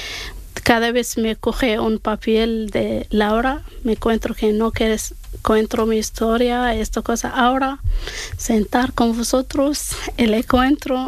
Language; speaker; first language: Spanish; non-native, learner; Arabic